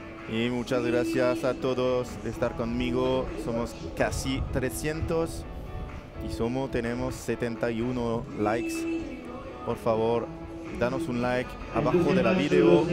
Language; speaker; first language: Spanish; non-native, learner; French